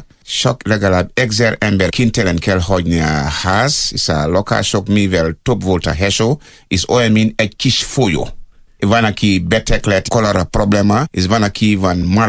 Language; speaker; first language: Hungarian; non-native, learner; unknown